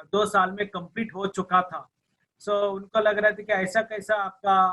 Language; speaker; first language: Hindi; non-native, local second language; Marathi